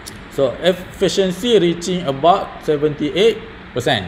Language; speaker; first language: English; non-native, local second language; Malay